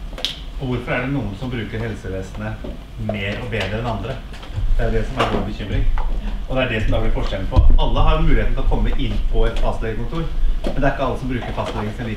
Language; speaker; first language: Norwegian; native; Norwegian